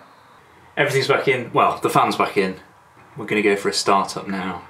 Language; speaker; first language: English; native; English